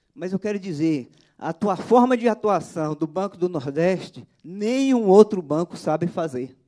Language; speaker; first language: Portuguese; native; Portuguese